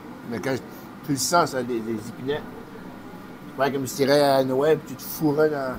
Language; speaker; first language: French; native; French